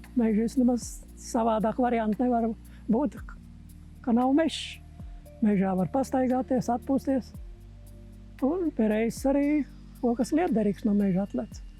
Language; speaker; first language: Latvian; native; Latvian